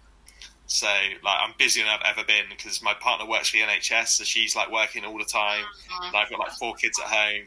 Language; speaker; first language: English; native; English